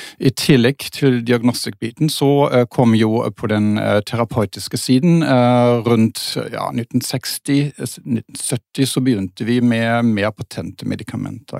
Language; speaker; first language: Norwegian; non-native, fluent; German